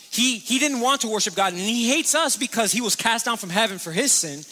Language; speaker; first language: English; native; English